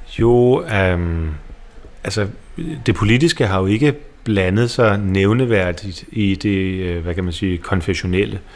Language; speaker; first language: Danish; native; Danish